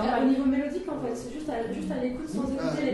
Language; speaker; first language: French; native; French